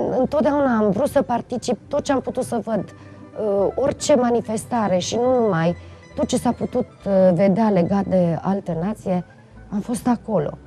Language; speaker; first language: Romanian; non-native, local second language; Serbian